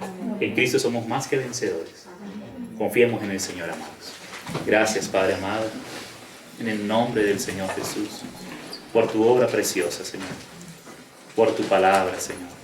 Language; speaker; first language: Spanish; native; Spanish